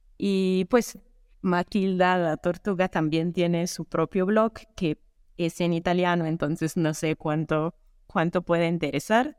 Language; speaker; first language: Spanish; non-native, fluent; Italian